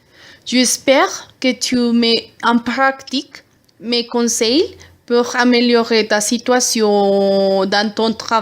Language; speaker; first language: French; non-native, learner; Spanish